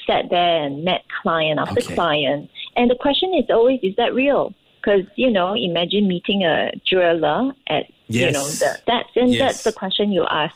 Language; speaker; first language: English; non-native, local second language; Cantonese